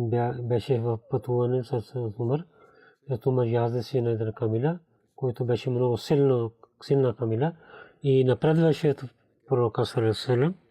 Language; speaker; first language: Bulgarian; non-native, learner; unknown